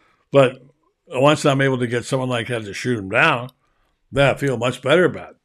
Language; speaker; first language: English; native; English